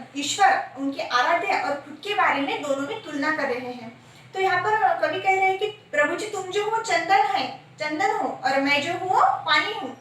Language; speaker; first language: Hindi; non-native, local second language; Marathi